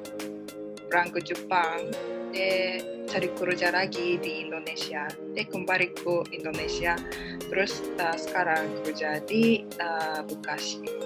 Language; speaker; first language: Indonesian; non-native, learner; Japanese